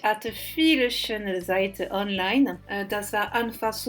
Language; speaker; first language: German; non-native, learner; French